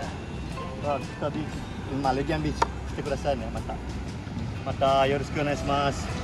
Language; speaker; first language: Japanese; non-native, learner; Indonesian